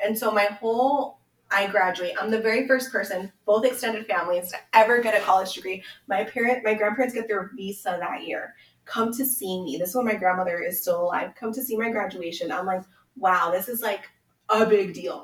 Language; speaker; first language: English; early bilingual, other home language; Spanish